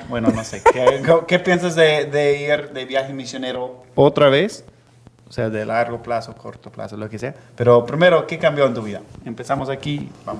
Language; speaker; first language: Spanish; non-native, fluent; English